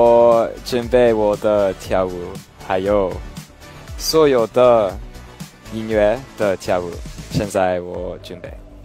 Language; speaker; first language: Chinese; non-native, learner; English